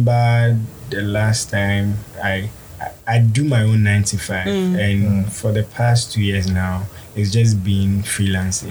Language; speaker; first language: English; non-native, local second language; Akan